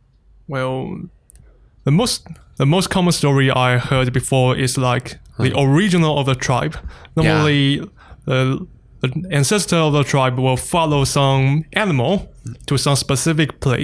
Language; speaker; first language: English; non-native, fluent; Chinese